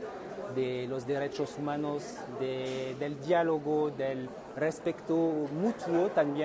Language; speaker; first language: Spanish; non-native, fluent; French